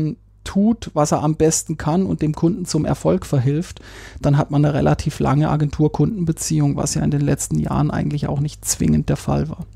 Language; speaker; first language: German; native; German